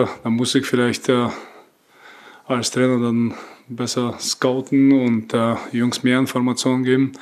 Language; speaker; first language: German; non-native, fluent; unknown